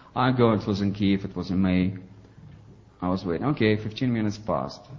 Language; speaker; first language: English; non-native, fluent; Ukrainian